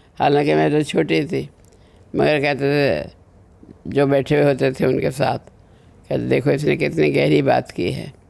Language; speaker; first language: Urdu; native; Urdu